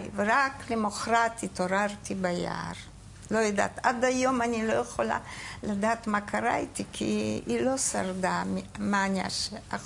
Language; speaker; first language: Hebrew; non-native, fluent; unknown